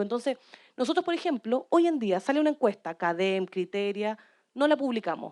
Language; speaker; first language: Spanish; native; Spanish